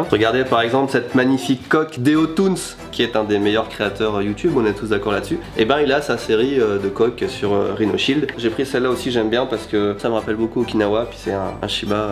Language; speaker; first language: French; native; French